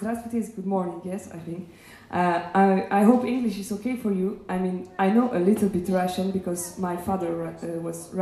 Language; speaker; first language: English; non-native, fluent; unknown